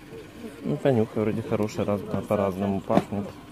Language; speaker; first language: Russian; native; Russian